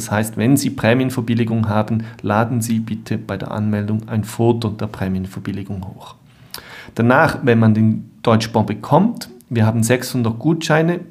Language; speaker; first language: German; native; German